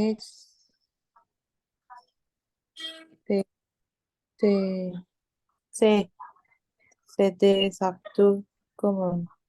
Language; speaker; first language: French; non-native, learner; Spanish